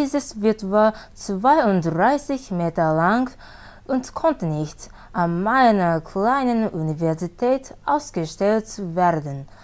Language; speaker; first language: German; non-native, learner; Japanese